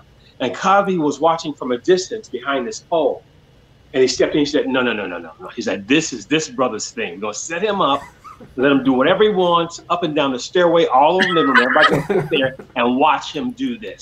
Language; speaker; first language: English; native; English